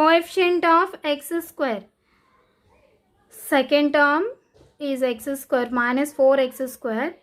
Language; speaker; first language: English; non-native, local second language; Telugu